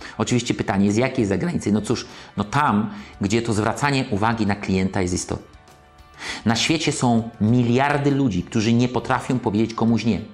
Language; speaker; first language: Polish; native; Polish